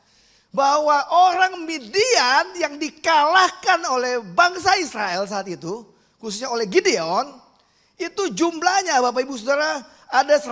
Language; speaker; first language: Indonesian; native; Indonesian